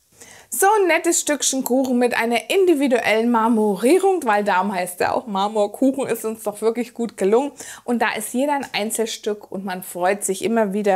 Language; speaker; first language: German; native; German